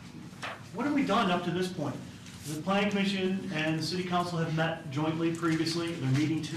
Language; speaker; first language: English; native; English